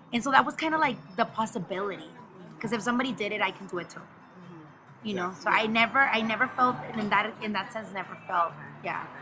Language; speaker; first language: English; early bilingual, other home language; Spanish